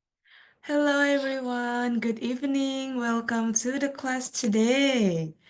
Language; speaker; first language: English; non-native, fluent; Indonesian